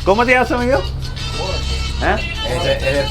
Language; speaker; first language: Spanish; non-native, learner; Hindi